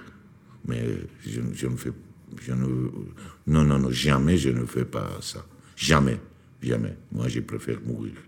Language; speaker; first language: French; non-native, learner; Georgian